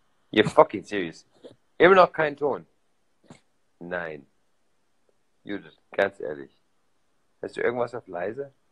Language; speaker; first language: German; non-native, fluent; English